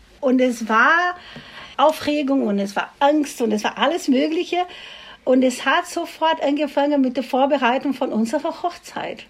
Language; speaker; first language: German; non-native, fluent; Portuguese